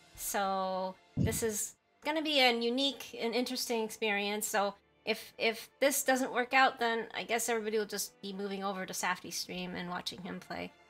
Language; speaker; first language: English; native; English